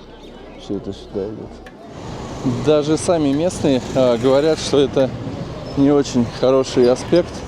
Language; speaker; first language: Russian; native; Russian